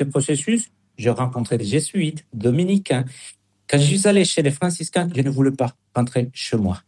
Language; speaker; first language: French; non-native, fluent; Spanish